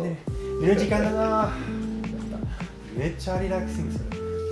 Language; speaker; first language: Japanese; non-native, learner; French